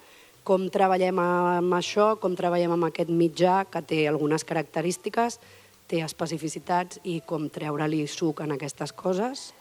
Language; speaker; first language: Catalan; native; Catalan